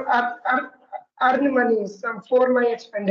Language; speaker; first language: English; non-native, learner; Hindi